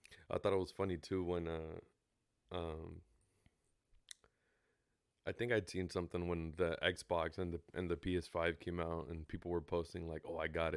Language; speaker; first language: English; early bilingual, other home language; Spanish